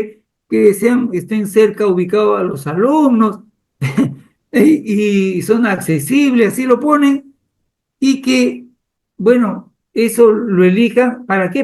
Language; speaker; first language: Spanish; native; Spanish